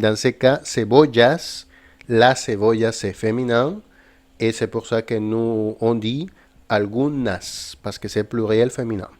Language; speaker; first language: French; non-native, fluent; Spanish